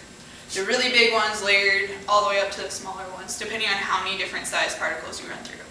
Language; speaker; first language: English; native; English